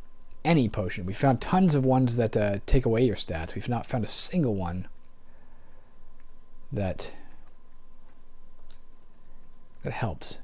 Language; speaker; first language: English; native; English